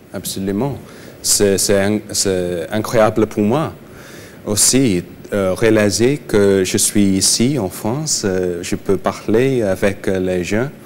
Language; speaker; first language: French; non-native, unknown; English